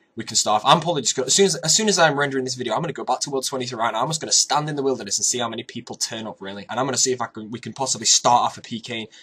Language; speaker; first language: English; native; English